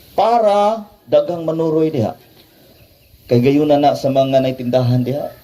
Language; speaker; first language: Cebuano; native; Cebuano